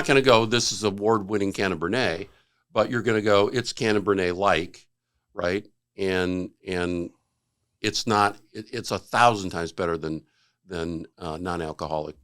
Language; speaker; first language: English; native; English